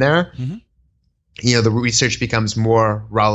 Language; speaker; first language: English; native; English